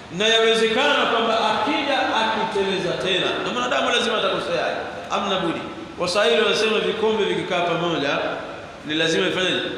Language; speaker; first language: Swahili; native; Swahili